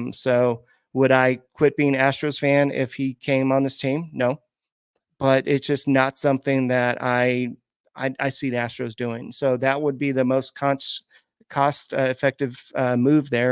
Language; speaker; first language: English; native; English